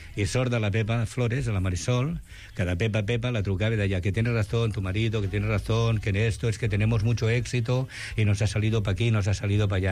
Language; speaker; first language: Spanish; non-native, local second language; Catalan